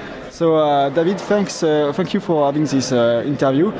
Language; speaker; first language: English; non-native, fluent; French